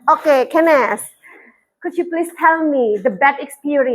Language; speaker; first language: English; non-native, fluent; Indonesian